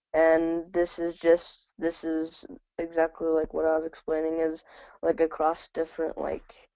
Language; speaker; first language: English; native; English